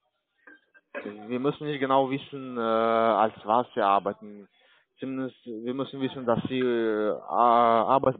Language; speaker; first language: German; non-native, learner; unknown